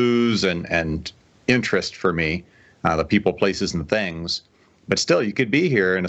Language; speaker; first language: English; native; English